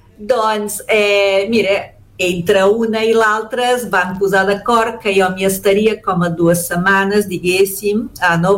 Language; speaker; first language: Catalan; early bilingual, heritage; Catalan